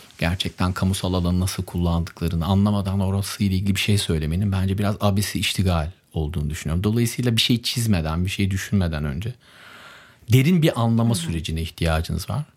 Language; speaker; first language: Turkish; early bilingual, heritage; Turkish